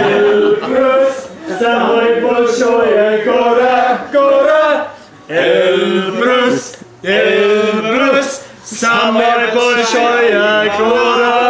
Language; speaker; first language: Russian; non-native, learner; English